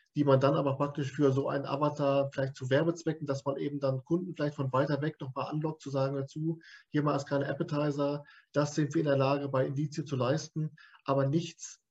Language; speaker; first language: German; native; German